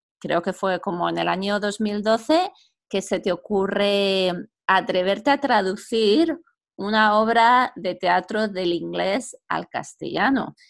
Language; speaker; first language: Spanish; native; Spanish